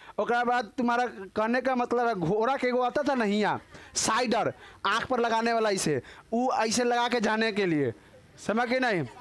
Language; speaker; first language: Hindi; native; Hindi